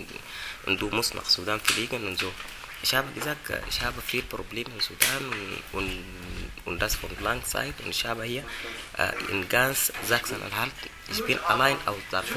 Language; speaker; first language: German; non-native, learner; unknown